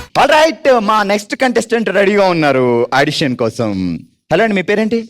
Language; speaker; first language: Telugu; native; Telugu